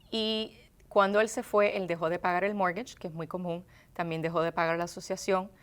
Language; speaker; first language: Spanish; native; Spanish